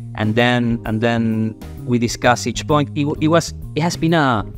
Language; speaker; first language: English; non-native, fluent; Spanish